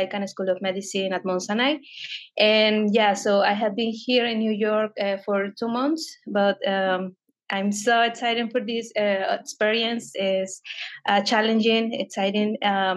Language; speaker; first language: English; non-native, fluent; Spanish